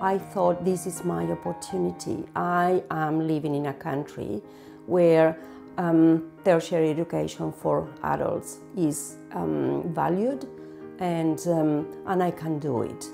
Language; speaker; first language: English; non-native, fluent; Spanish